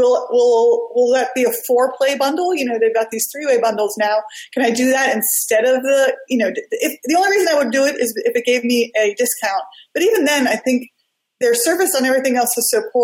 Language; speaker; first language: English; native; English